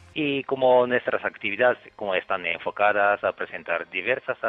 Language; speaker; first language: Spanish; non-native, learner; Japanese